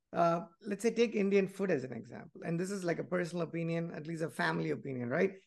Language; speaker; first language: English; non-native, local second language; Tamil